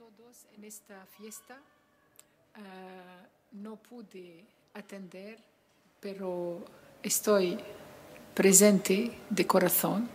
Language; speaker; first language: Spanish; non-native, fluent; Arabic